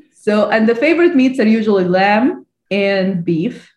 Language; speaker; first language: English; non-native, fluent; Arabic